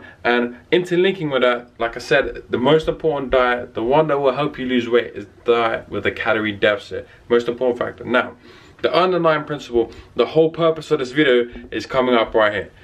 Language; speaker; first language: English; native; English